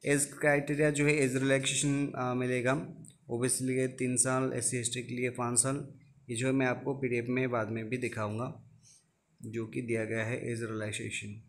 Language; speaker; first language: Hindi; non-native, local second language; Odia